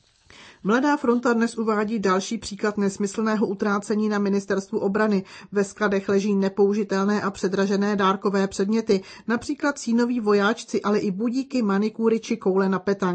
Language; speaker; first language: Czech; native; Czech